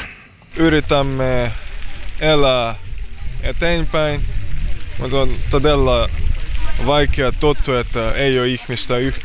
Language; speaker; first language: Finnish; non-native, learner; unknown